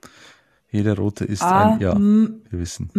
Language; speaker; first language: German; native; German